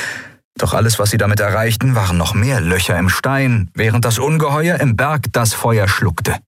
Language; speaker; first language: German; native; German